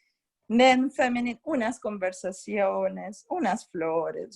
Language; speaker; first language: Spanish; non-native, fluent; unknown